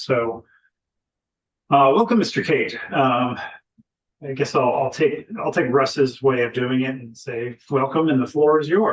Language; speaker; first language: English; native; English